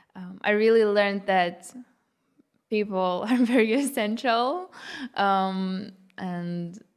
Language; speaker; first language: English; non-native, fluent; Lithuanian